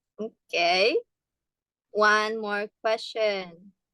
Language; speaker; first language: English; non-native, fluent; Indonesian